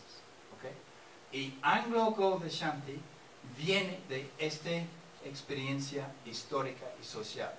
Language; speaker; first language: Spanish; non-native, fluent; English